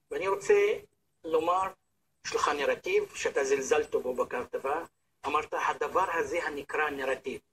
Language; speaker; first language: Hebrew; non-native, local second language; Arabic